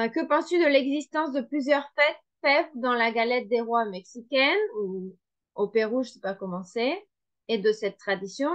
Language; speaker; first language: French; non-native, fluent; Spanish